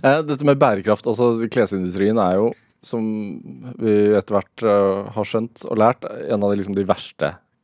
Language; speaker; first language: Norwegian; native; Norwegian